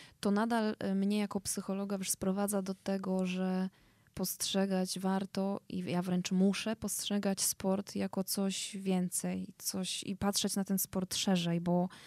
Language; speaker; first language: Polish; native; Polish